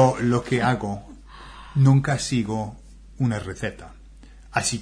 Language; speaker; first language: Spanish; non-native, fluent; English